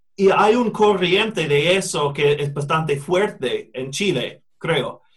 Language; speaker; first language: Spanish; non-native, fluent; English